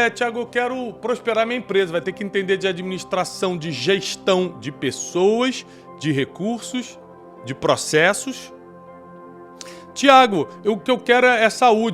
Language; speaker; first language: Portuguese; native; Portuguese